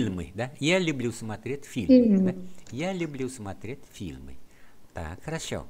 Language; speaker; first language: Russian; non-native, fluent; Vietnamese